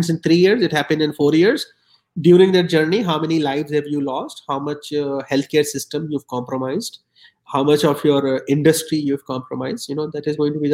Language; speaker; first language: English; non-native, local second language; Urdu